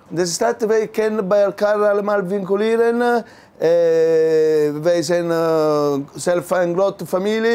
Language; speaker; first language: Dutch; non-native, learner; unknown